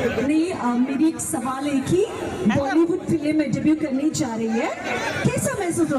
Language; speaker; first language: Hindi; non-native, local second language; Malayalam